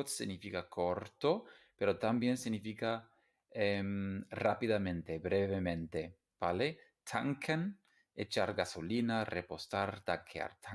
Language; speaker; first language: Spanish; non-native, fluent; English